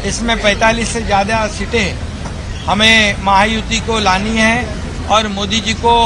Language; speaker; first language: Hindi; non-native, local second language; Marathi